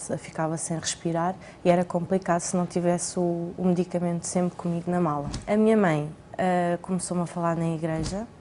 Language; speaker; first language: Portuguese; native; Portuguese